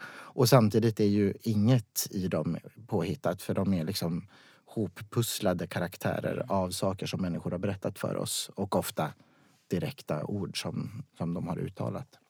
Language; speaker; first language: Swedish; native; Swedish